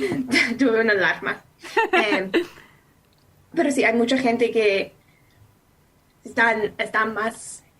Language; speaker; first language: Spanish; non-native, fluent; English